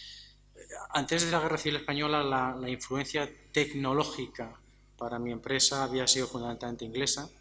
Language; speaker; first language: Spanish; native; Spanish